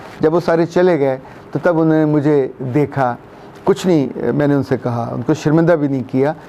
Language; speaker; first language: Urdu; non-native, local second language; Punjabi